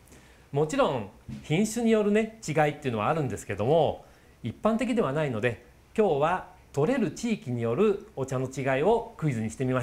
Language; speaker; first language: Japanese; native; Japanese